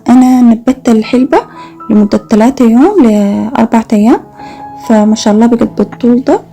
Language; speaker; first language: Arabic; native; Arabic